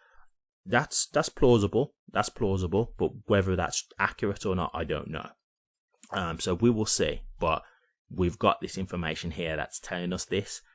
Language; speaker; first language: English; native; English